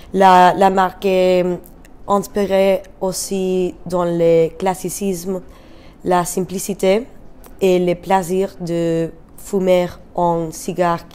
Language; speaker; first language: French; non-native, learner; Spanish